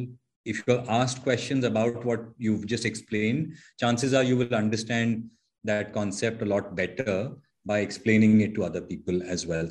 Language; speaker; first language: English; non-native, local second language; Hindi